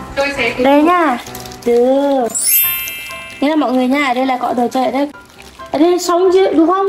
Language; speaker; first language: Vietnamese; non-native, learner; Indonesian